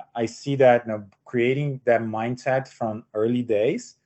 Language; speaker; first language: English; non-native, fluent; Portuguese